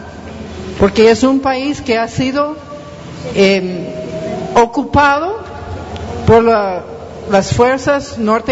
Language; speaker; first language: Spanish; non-native, fluent; English